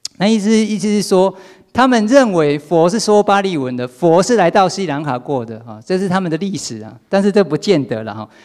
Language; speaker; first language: Chinese; native; Chinese